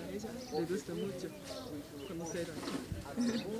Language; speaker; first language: Spanish; non-native, learner; Japanese